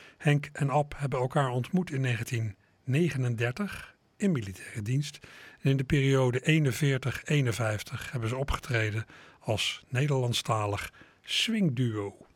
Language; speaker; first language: Dutch; native; Dutch